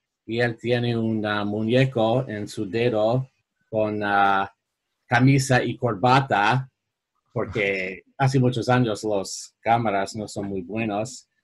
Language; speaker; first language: Spanish; non-native, fluent; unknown